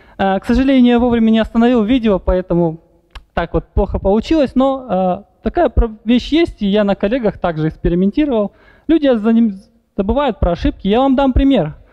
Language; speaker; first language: Russian; native; Russian